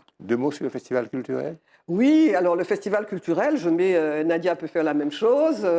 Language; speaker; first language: French; native; French